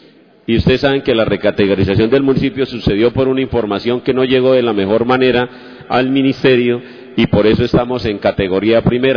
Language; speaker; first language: Spanish; native; Spanish